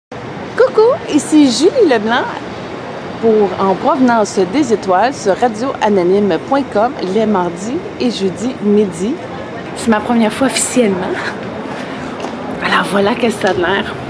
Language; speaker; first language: French; native; French